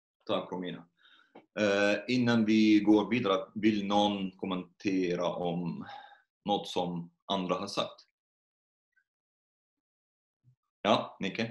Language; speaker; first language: Swedish; non-native, fluent; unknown